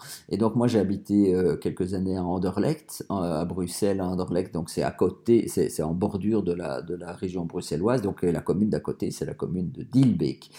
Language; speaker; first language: French; native; French